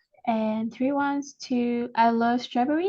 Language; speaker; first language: English; non-native, learner; Vietnamese